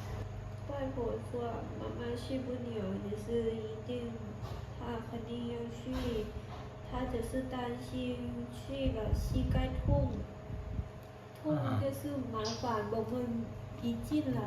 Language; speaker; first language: Chinese; non-native, learner; Lao